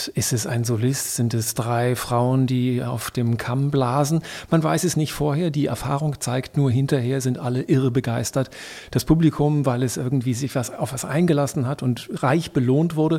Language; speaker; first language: German; native; German